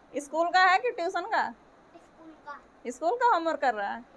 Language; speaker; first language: Hindi; native; Hindi